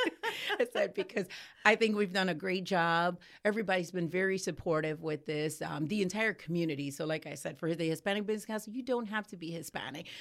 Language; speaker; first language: English; native; English